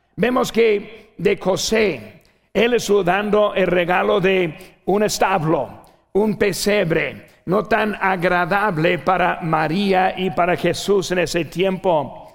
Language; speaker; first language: Spanish; non-native, fluent; English